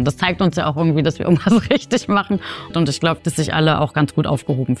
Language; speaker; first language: German; native; German